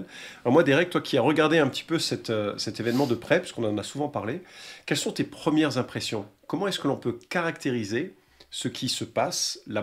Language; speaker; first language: French; native; French